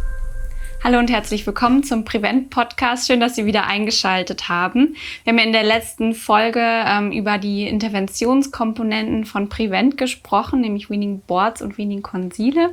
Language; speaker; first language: German; native; German